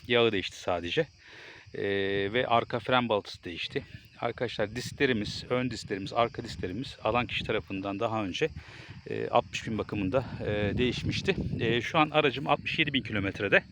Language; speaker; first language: Turkish; native; Turkish